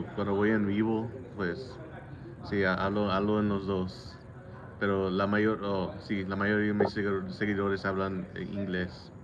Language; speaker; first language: Spanish; non-native, fluent; English